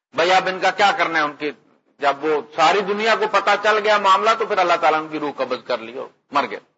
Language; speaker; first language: Urdu; non-native, local second language; Punjabi